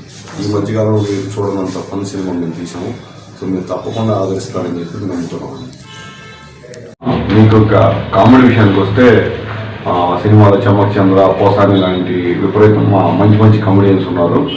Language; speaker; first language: Telugu; native; Telugu